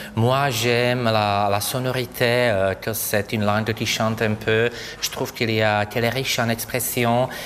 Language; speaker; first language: French; non-native, fluent; Czech